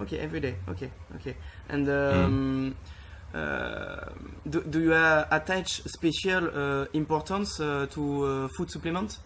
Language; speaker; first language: English; non-native, learner; French